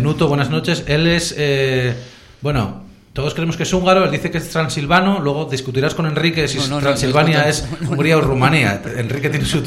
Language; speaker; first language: Spanish; native; Spanish